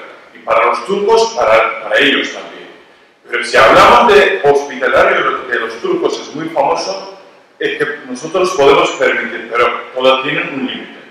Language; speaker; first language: Spanish; non-native, learner; Turkish